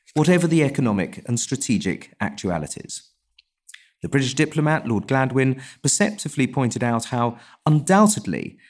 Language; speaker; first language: English; native; English